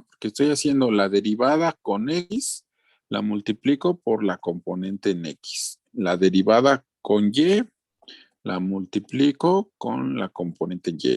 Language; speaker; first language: Spanish; native; Spanish